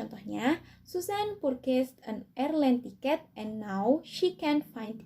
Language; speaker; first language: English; non-native, learner; Indonesian